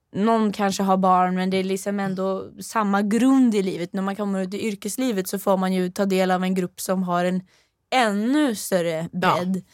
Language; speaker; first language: Swedish; non-native, fluent; Norwegian